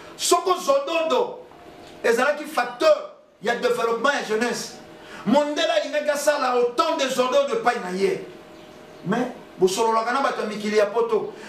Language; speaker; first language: Lingala; non-native, local second language; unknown